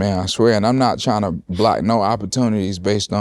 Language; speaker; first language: English; native; English